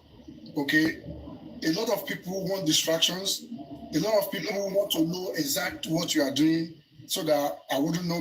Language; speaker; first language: English; non-native, local second language; Yoruba